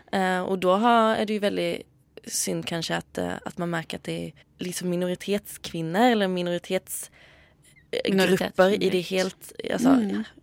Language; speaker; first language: Norwegian; non-native, fluent; Swedish